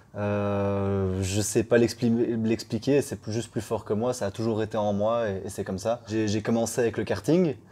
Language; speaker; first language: French; native; French